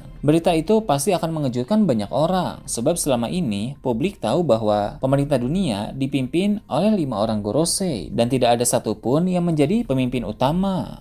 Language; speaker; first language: Indonesian; native; Indonesian